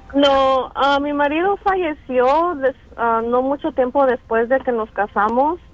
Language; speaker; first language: Spanish; early bilingual, other home language; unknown